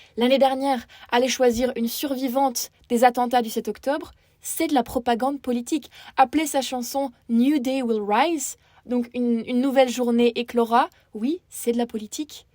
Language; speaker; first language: French; native; French